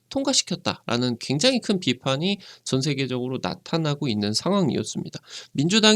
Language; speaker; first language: Korean; native; Korean